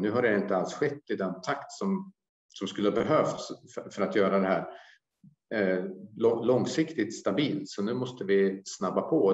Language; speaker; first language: Swedish; native; Swedish